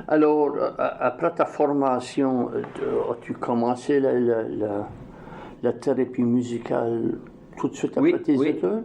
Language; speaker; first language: French; native; French